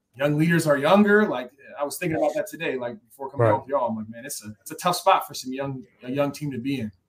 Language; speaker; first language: English; native; English